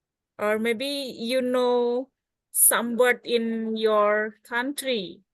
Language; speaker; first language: English; non-native, learner; Indonesian